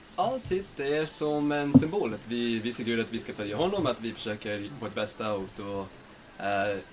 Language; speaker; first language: Swedish; non-native, fluent; English